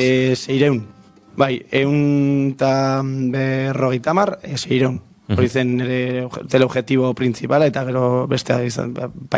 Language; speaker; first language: Basque; non-native, local second language; Spanish